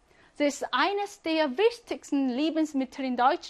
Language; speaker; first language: German; non-native, fluent; Korean